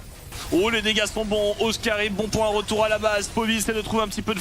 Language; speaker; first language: French; native; French